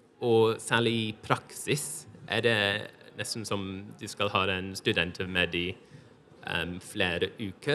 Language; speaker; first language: Norwegian; non-native, fluent; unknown